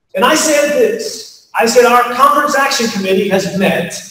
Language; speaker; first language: English; native; English